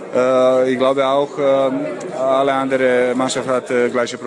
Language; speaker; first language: German; non-native, learner; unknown